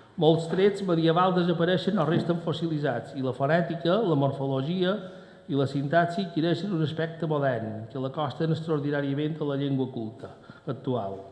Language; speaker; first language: Catalan; native; Catalan